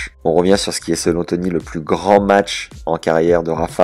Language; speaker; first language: French; native; French